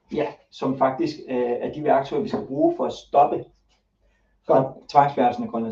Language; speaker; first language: Danish; early bilingual, other home language; Kalaallisut